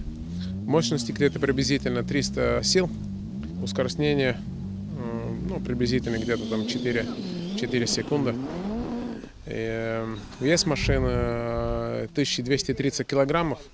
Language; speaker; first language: Russian; non-native, fluent; Estonian